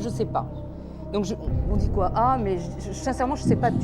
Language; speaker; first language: French; native; French